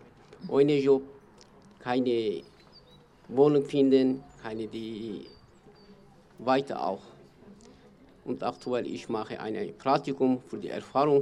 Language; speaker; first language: German; non-native, learner; Kurdish